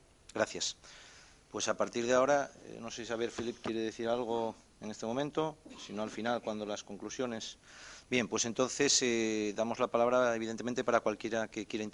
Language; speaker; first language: Spanish; native; Spanish